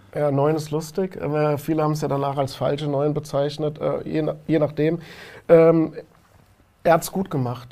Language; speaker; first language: German; native; German